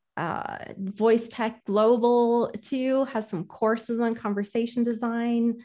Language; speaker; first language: English; native; English